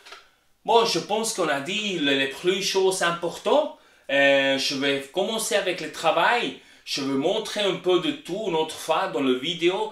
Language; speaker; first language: French; non-native, learner; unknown